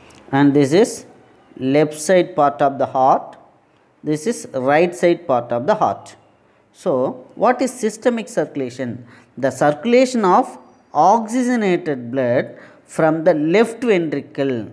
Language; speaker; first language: English; non-native, local second language; Tamil